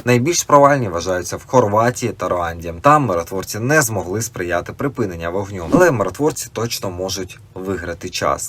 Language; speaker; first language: Ukrainian; native; Ukrainian